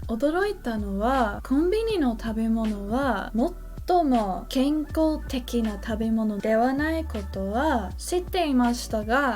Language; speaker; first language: Japanese; non-native, fluent; English